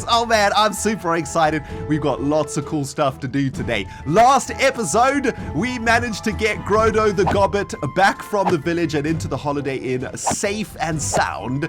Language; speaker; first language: English; native; English